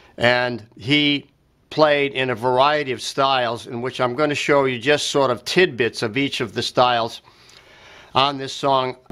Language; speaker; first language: English; native; English